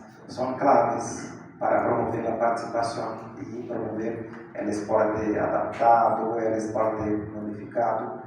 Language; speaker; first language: Spanish; non-native, fluent; Portuguese